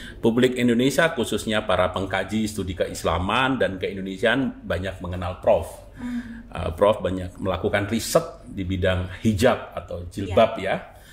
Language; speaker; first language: Indonesian; native; Indonesian